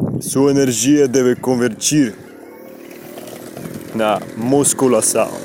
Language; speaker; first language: Portuguese; non-native, learner; Spanish